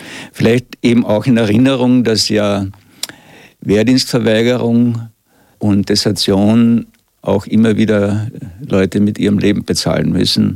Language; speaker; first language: German; native; German